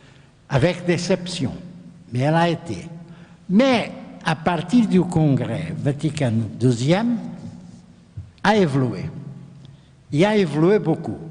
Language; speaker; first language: French; non-native, fluent; Portuguese